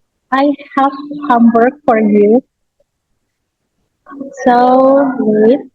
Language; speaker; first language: English; non-native, learner; Indonesian